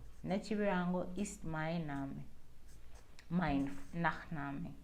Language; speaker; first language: German; non-native, learner; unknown